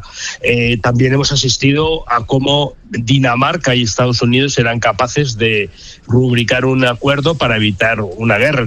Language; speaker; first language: Spanish; native; Spanish